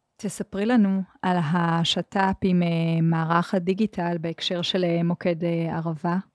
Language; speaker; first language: Hebrew; native; Hebrew